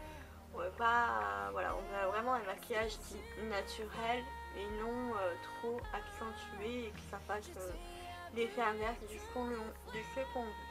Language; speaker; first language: French; native; French